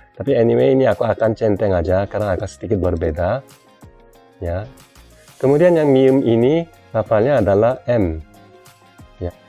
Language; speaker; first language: Indonesian; non-native, fluent; Korean